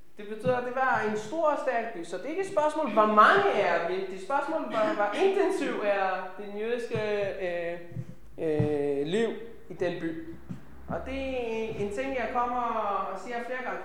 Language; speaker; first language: Danish; non-native, fluent; Hebrew